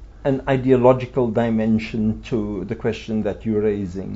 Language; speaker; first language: English; non-native, local second language; Afrikaans